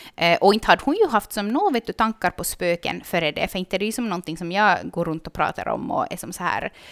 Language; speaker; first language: Swedish; native; Swedish